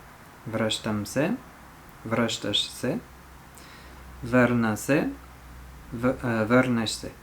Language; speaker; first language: Bulgarian; non-native, learner; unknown